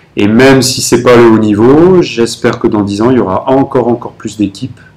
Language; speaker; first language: French; native; French